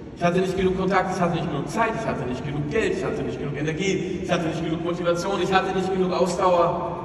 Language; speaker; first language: German; native; German